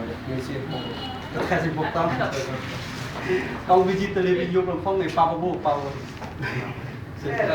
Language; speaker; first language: French; non-native, learner; Vietnamese